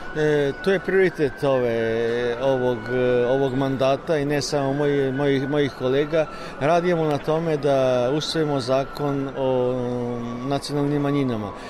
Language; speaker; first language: Serbian; early bilingual, heritage; Serbian